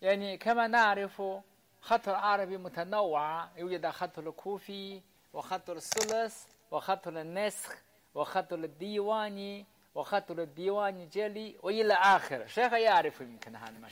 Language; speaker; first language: Arabic; non-native, learner; Chinese